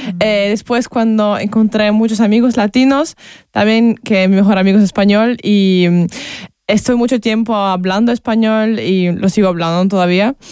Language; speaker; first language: Spanish; non-native, fluent; Ukrainian